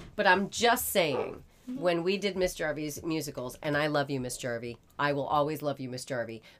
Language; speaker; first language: English; native; English